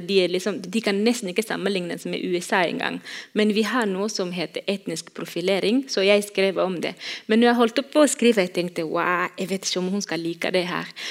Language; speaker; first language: Norwegian; non-native, fluent; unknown